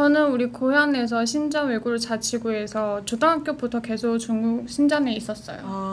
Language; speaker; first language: Korean; non-native, fluent; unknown